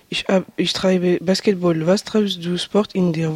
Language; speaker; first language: German; non-native, learner; French